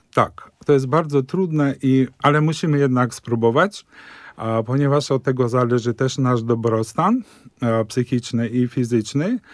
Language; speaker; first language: Polish; early bilingual, heritage; Polish